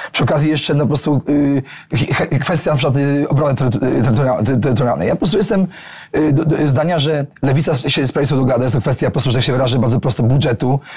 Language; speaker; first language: Polish; native; Polish